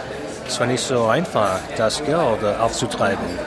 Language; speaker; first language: German; non-native, fluent; English